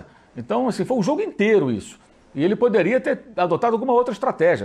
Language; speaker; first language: Portuguese; native; Portuguese